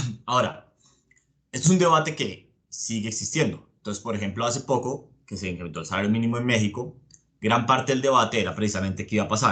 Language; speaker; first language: Spanish; native; Spanish